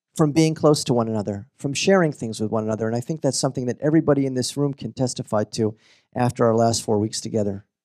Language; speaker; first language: English; native; English